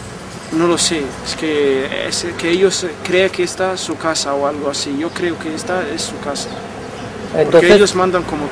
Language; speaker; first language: Spanish; non-native, fluent; Arabic